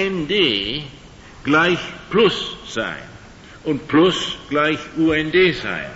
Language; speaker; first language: German; non-native, fluent; English